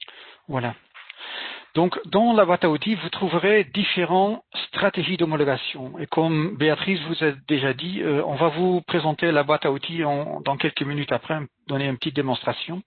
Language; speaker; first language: French; non-native, fluent; Dutch